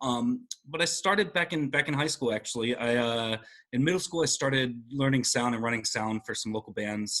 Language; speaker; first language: English; native; English